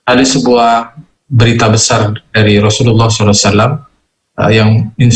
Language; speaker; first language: Indonesian; native; Indonesian